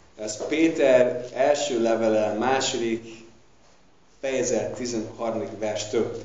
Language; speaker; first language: Hungarian; non-native, fluent; English